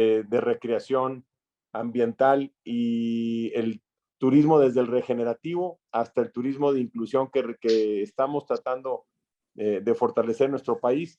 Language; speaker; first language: Spanish; native; Spanish